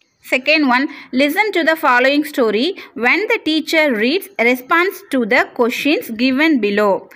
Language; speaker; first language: English; non-native, local second language; Tamil